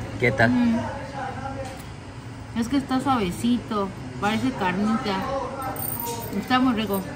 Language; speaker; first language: Spanish; native; Spanish